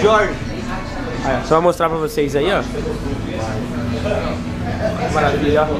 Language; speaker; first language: Portuguese; native; Portuguese